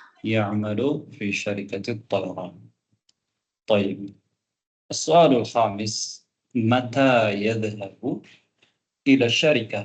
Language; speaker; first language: Arabic; non-native, fluent; Tamil